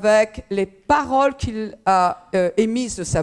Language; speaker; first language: French; native; French